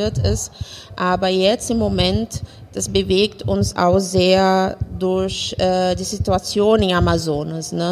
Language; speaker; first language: German; non-native, fluent; Portuguese